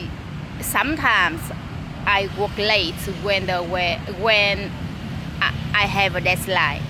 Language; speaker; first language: English; non-native, learner; Vietnamese